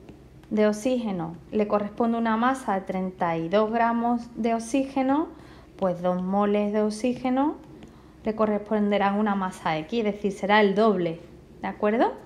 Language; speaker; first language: Spanish; native; Spanish